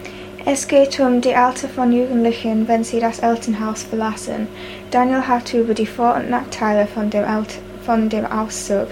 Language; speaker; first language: German; non-native, learner; English